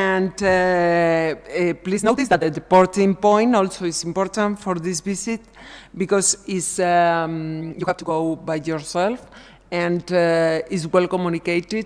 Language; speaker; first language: English; non-native, fluent; Spanish